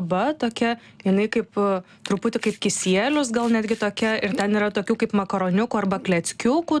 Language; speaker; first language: Lithuanian; native; Lithuanian